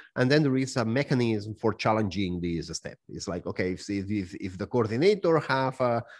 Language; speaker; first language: English; non-native, fluent; Spanish